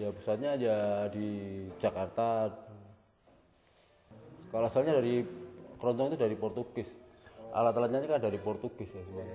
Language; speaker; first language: Indonesian; non-native, local second language; Javanese